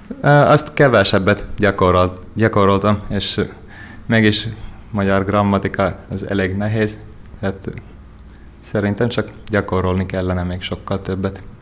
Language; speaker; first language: Hungarian; non-native, fluent; Finnish